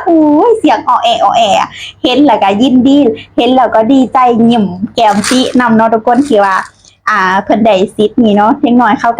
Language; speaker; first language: Thai; non-native, local second language; Lao